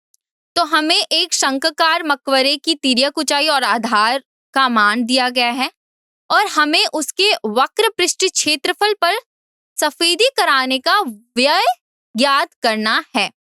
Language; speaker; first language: Hindi; native; Hindi